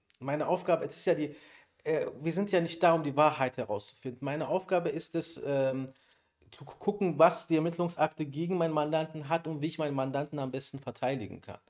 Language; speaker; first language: German; early bilingual, other home language; Persian